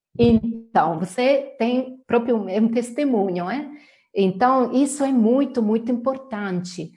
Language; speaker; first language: Portuguese; non-native, fluent; Italian